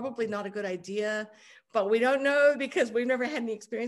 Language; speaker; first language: English; native; English